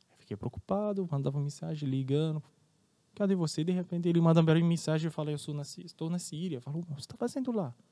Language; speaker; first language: Portuguese; non-native, fluent; Arabic